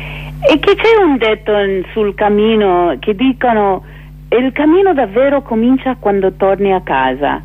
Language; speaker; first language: Italian; non-native, fluent; English